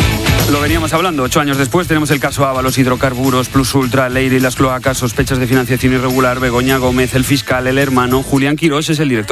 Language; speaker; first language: Spanish; native; Spanish